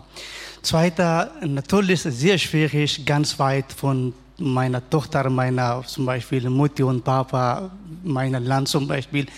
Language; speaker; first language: German; non-native, learner; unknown